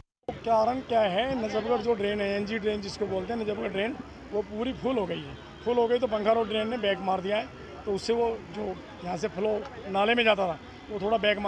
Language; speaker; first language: Hindi; native; Hindi